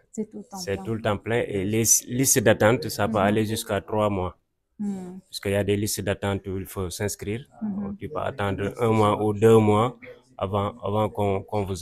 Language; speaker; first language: French; non-native, local second language; Wolof